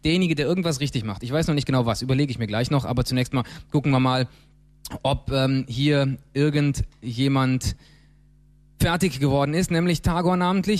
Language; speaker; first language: German; native; German